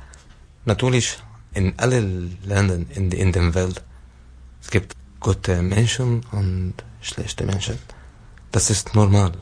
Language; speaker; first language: German; non-native, learner; Arabic